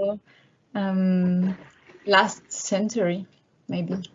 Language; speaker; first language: English; non-native, learner; French